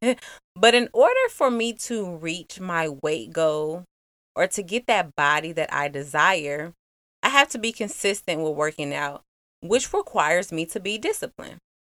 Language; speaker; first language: English; native; English